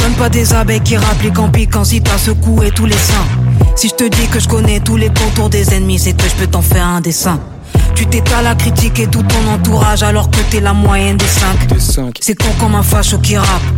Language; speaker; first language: French; native; French